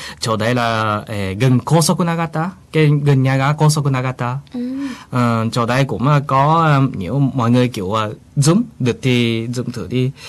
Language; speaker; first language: Vietnamese; early bilingual, heritage; Vietnamese